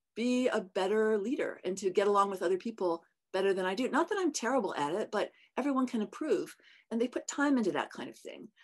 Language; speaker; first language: English; native; English